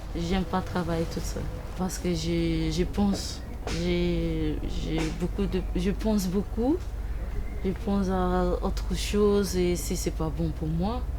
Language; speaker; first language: French; non-native, learner; English